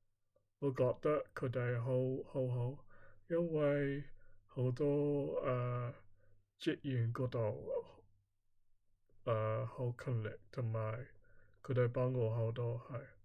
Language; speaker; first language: Chinese; non-native, learner; English